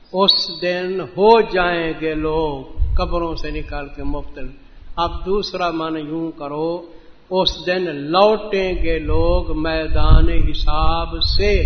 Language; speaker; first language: Urdu; native; Urdu